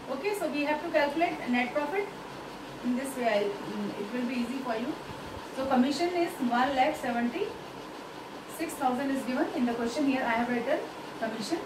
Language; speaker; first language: English; non-native, local second language; Hindi